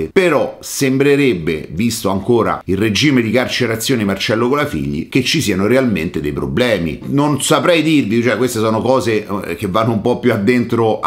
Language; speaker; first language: Italian; native; Italian